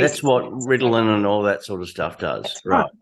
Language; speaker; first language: English; native; English